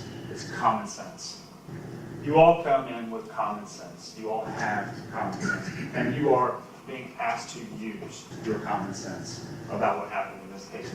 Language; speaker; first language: English; native; English